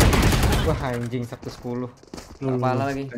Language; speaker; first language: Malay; non-native, local second language; Javanese